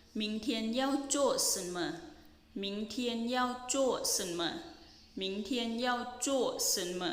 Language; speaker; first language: Chinese; non-native, fluent; Thai